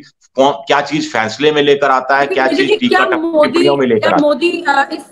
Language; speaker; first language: Hindi; native; Hindi